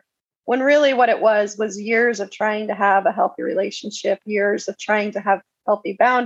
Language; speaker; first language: English; native; English